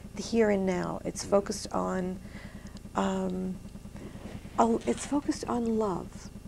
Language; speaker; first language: English; native; English